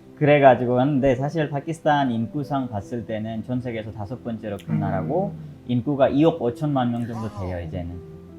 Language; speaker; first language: Korean; non-native, fluent; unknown